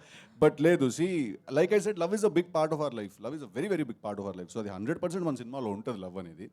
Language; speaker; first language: Telugu; native; Telugu